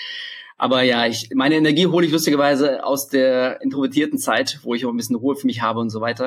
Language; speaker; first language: German; early bilingual, other home language; Russian